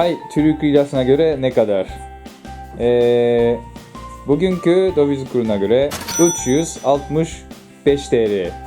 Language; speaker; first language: Turkish; non-native, fluent; Japanese